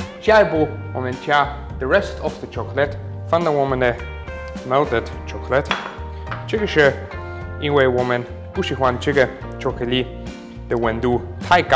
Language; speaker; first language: Chinese; non-native, learner; English